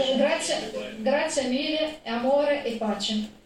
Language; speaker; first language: Italian; non-native, learner; Ukrainian